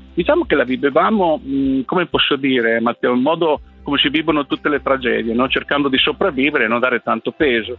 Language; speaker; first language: Italian; non-native, fluent; Spanish